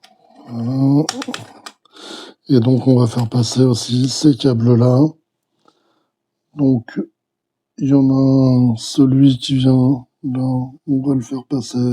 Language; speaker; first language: French; native; French